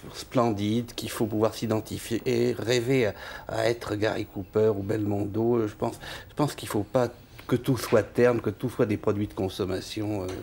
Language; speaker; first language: French; native; French